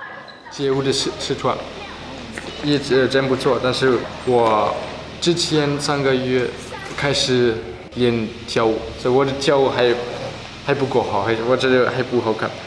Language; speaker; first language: Chinese; non-native, learner; German